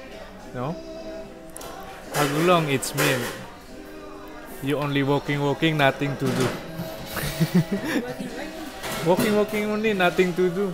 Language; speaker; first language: English; non-native, learner; Indonesian